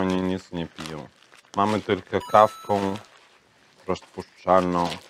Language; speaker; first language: Polish; non-native, learner; Russian